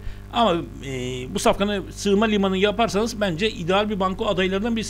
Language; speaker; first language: Turkish; native; Turkish